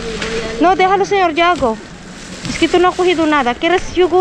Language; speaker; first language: Spanish; non-native, learner; Filipino